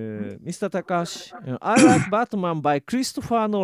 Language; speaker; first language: English; non-native, learner; Japanese